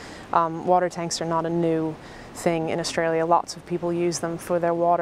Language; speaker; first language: English; native; English